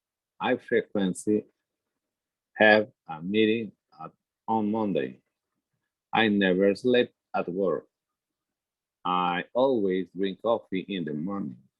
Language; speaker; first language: English; non-native, learner; Spanish